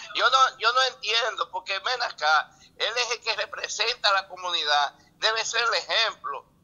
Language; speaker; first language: Spanish; native; Spanish